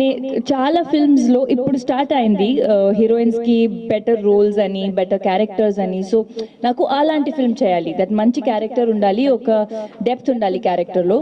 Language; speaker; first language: Telugu; non-native, local second language; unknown